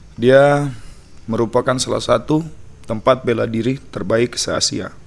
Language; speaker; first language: Indonesian; native; Indonesian